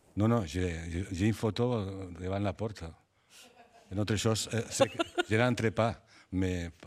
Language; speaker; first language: French; non-native, learner; Spanish